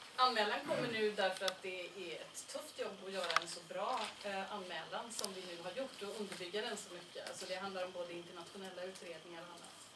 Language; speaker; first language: Swedish; native; Swedish